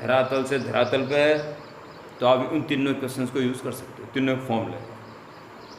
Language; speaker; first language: Hindi; native; Hindi